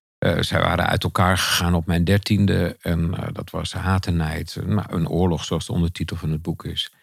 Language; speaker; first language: Dutch; native; Dutch